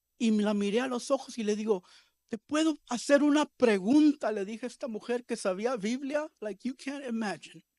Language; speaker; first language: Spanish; early bilingual, heritage; Spanish